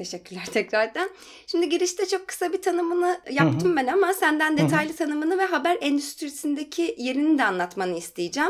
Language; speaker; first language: Turkish; native; Turkish